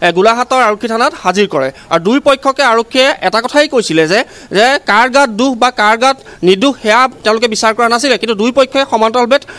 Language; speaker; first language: Assamese; native; Assamese